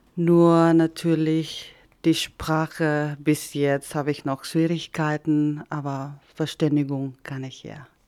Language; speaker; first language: German; non-native, fluent; Filipino